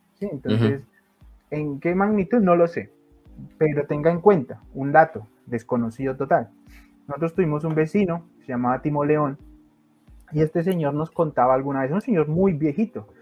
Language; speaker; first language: Spanish; native; Spanish